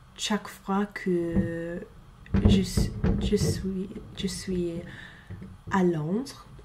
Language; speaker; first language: French; non-native, fluent; English